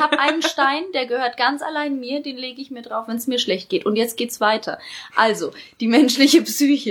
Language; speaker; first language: German; early bilingual, other home language; Polish